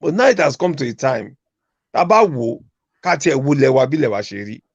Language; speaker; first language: English; non-native, local second language; Yoruba